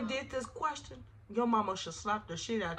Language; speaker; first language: English; native; English